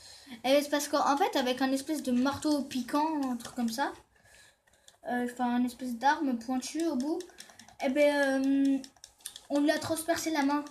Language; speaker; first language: French; native; French